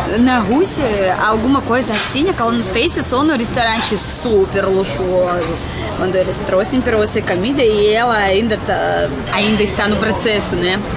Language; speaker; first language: Portuguese; non-native, learner; Russian